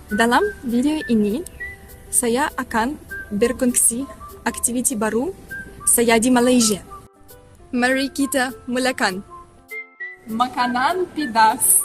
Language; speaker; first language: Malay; non-native, learner; Russian